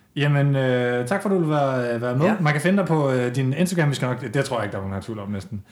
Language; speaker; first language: Danish; native; Danish